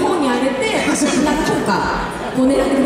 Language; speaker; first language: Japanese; native; Japanese